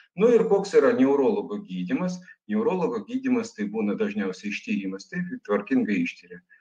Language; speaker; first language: Lithuanian; non-native, local second language; Russian